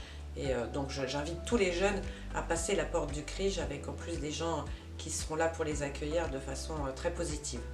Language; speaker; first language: French; native; French